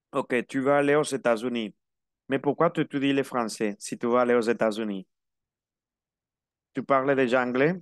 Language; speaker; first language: French; non-native, fluent; Spanish